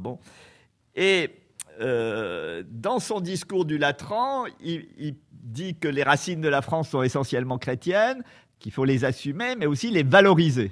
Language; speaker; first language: French; native; French